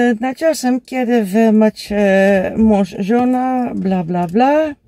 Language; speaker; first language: Polish; non-native, learner; Dutch